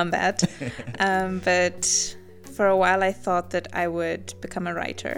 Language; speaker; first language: English; native; English